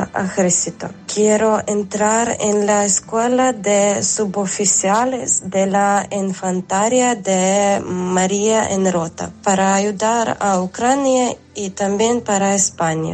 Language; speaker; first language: Spanish; non-native, learner; Ukrainian